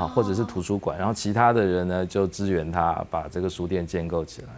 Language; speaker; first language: Chinese; native; Chinese